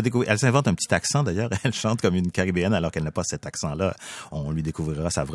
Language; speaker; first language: French; native; French